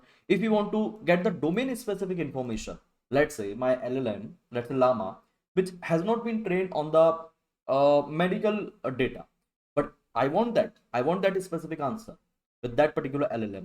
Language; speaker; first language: English; non-native, local second language; Hindi